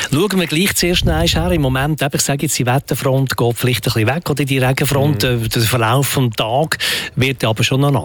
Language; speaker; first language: German; native; German